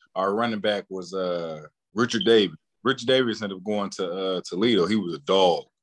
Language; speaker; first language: English; native; English